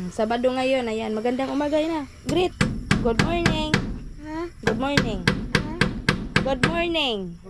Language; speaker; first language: Filipino; native; Filipino